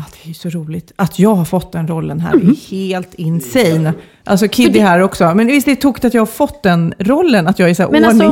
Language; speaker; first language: Swedish; native; Swedish